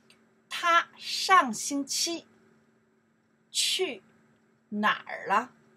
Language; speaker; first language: Chinese; non-native, learner; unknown